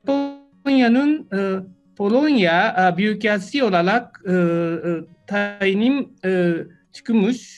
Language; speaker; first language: Turkish; non-native, learner; Japanese